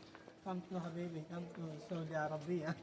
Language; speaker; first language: Arabic; non-native, learner; Filipino